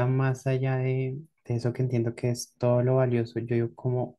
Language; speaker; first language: Spanish; native; Spanish